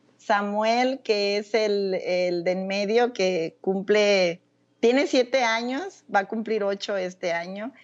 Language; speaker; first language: Spanish; native; Spanish